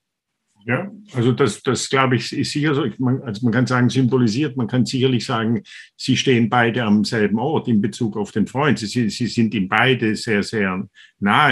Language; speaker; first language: German; native; German